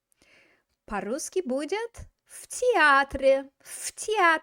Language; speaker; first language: Russian; non-native, fluent; English